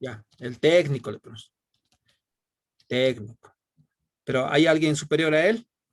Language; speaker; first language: Spanish; native; Spanish